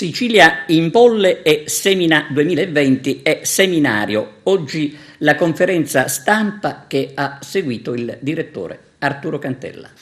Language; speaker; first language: Italian; native; Italian